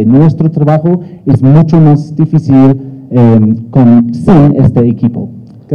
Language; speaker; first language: Spanish; non-native, learner; English